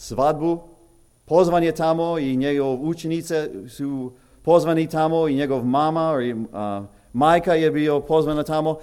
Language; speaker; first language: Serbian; early bilingual, heritage; English